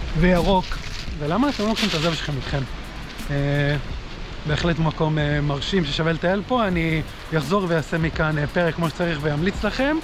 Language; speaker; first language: Hebrew; native; Hebrew